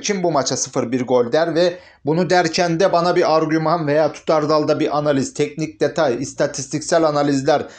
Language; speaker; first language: Turkish; native; Turkish